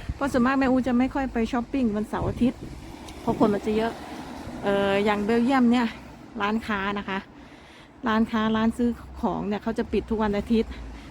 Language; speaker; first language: Thai; native; Thai